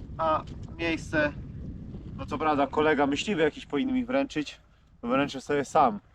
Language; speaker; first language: Polish; native; Polish